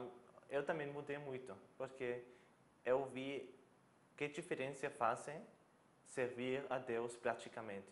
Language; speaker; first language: Portuguese; non-native, fluent; German